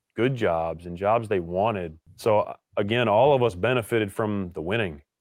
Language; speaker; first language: English; native; English